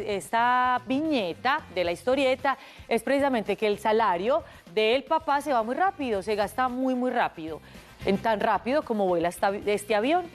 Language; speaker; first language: Spanish; native; Spanish